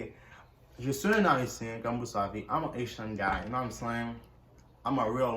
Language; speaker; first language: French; early bilingual, other home language; Haitian Creole